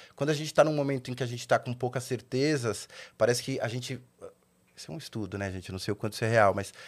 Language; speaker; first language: Portuguese; native; Portuguese